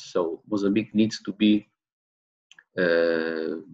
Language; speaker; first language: English; non-native, learner; Portuguese